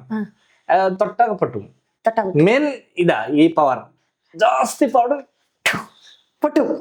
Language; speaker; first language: Malayalam; non-native, local second language; Bangla